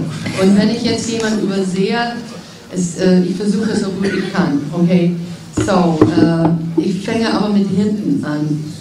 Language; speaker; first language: German; non-native, fluent; English